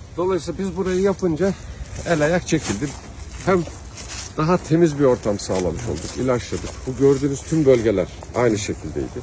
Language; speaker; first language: Turkish; native; Turkish